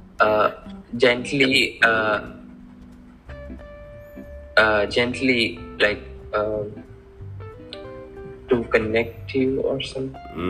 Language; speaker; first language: English; non-native, learner; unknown